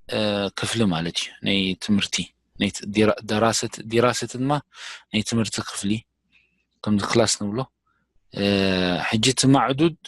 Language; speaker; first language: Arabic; non-native, learner; Tigrinya